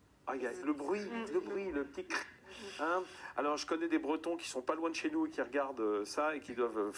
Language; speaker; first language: French; native; French